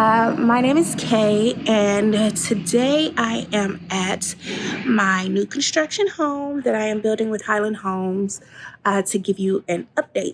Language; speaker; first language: English; native; English